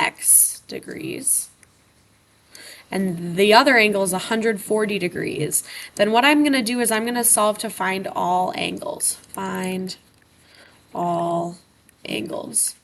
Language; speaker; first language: English; native; English